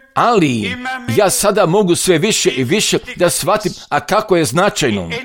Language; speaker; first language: Croatian; non-native, fluent; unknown